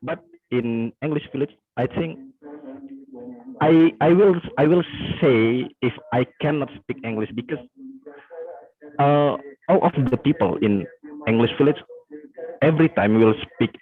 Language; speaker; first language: English; non-native, learner; Indonesian